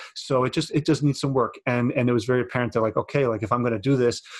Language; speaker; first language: English; native; English